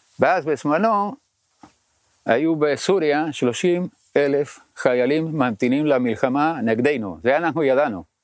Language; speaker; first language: Hebrew; non-native, fluent; Spanish